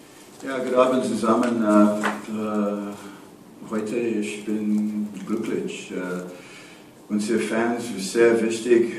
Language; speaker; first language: German; non-native, learner; English